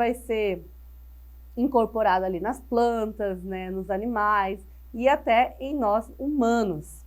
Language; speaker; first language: Portuguese; native; Portuguese